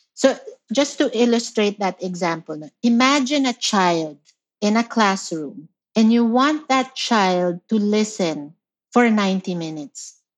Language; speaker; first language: English; non-native, local second language; Filipino